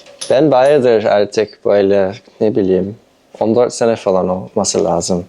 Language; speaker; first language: Turkish; non-native, fluent; English